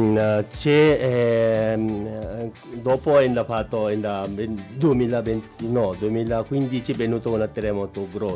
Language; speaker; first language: Italian; non-native, learner; Nepali